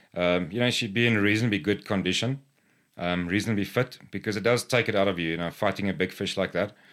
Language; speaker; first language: English; non-native, local second language; Afrikaans